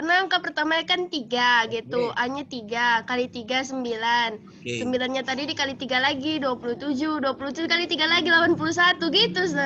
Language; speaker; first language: Indonesian; native; Indonesian